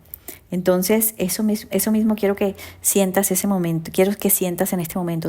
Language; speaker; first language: Spanish; native; Spanish